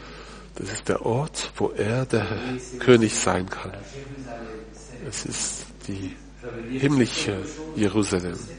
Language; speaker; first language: German; non-native, fluent; French